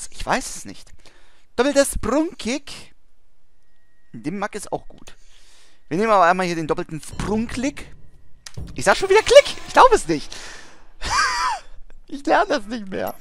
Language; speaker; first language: German; native; German